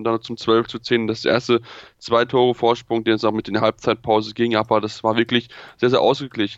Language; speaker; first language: German; native; German